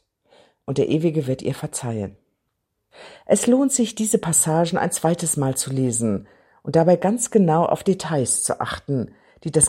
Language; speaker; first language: German; native; German